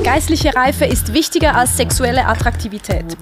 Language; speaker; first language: German; native; German